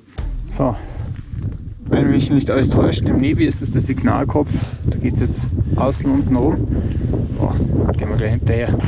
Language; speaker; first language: German; native; German